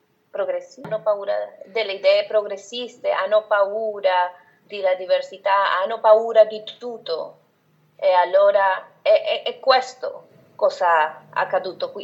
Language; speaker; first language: Italian; non-native, fluent; Spanish